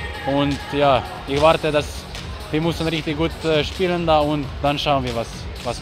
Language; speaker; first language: German; non-native, learner; Croatian